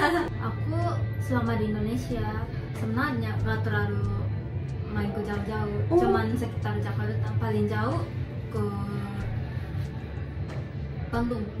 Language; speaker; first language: Indonesian; non-native, fluent; Japanese